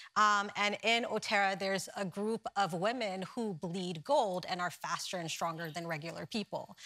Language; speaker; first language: English; native; English